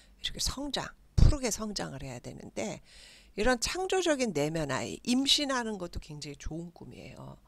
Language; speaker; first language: Korean; native; Korean